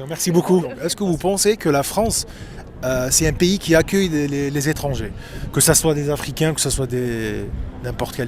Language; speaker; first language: French; non-native, local second language; Arabic